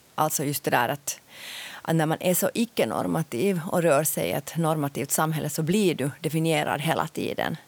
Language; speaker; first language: Swedish; native; Swedish